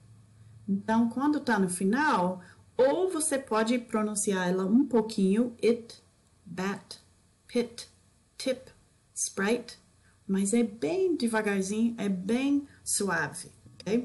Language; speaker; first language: Portuguese; non-native, fluent; English